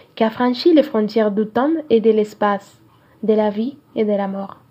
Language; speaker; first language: French; non-native, fluent; Spanish